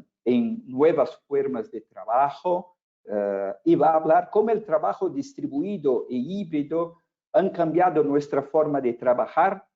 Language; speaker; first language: Spanish; non-native, fluent; Portuguese